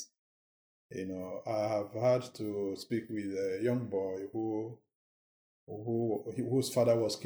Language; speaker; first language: English; non-native, local second language; Igbo